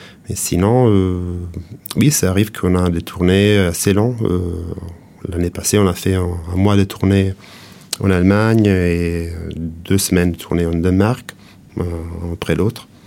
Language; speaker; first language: French; non-native, fluent; Italian